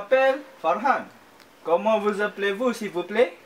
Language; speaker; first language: French; non-native, learner; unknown